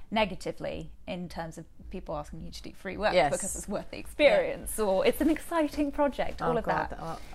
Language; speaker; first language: English; native; English